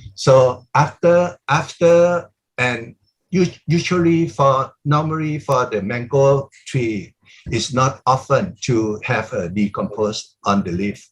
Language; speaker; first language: English; non-native, learner; Thai